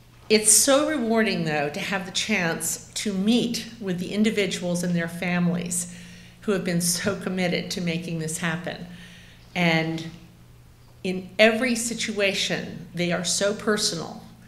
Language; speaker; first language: English; native; English